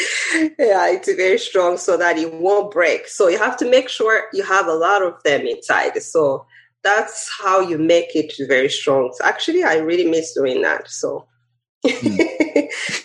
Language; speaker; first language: English; non-native, local second language; Kinyarwanda